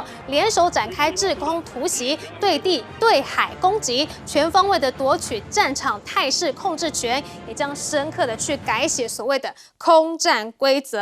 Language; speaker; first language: Chinese; native; Chinese